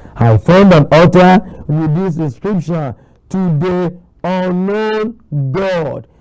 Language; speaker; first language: English; non-native, local second language; Yoruba